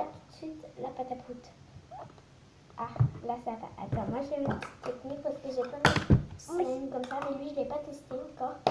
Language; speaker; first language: French; native; French